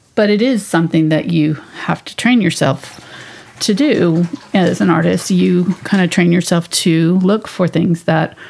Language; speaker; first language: English; native; English